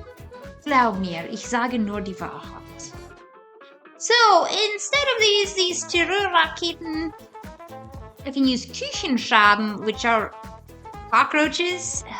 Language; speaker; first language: German; non-native, fluent; English